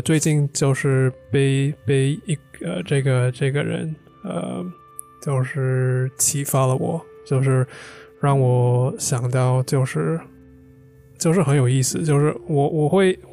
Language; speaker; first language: Chinese; non-native, fluent; English